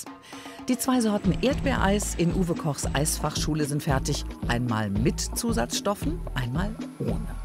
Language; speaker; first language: German; native; German